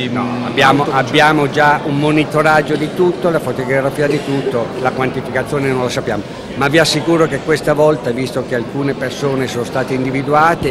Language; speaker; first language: Italian; native; Italian